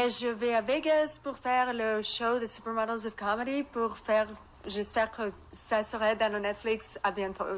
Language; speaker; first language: French; non-native, learner; Russian